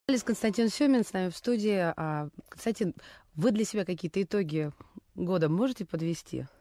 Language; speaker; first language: Russian; native; Russian